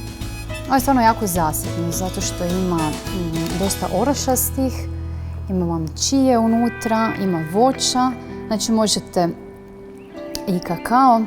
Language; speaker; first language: Croatian; native; Croatian